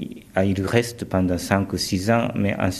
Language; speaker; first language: French; early bilingual, other home language; Japanese